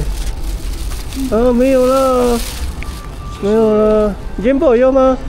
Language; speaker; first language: Chinese; non-native, learner; Filipino